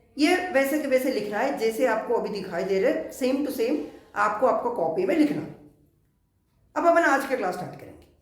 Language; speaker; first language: Hindi; non-native, local second language; Malayalam